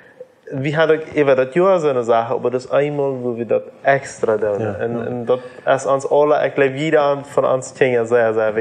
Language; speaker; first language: German; non-native, learner; Plautdietsch